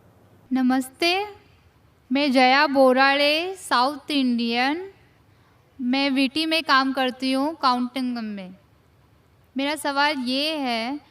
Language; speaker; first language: Hindi; non-native, local second language; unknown